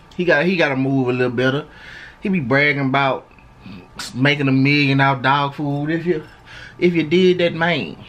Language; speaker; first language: English; native; English